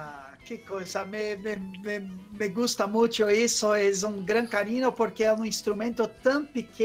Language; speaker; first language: Spanish; non-native, fluent; Portuguese